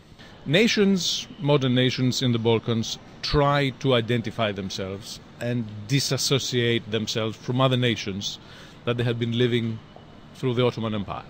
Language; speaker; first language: English; non-native, fluent; Greek